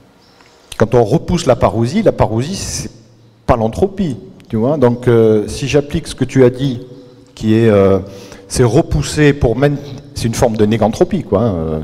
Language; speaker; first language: French; native; French